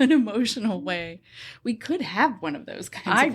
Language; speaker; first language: English; native; English